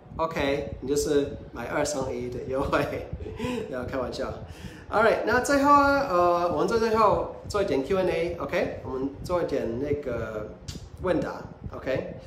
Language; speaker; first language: Chinese; non-native, fluent; English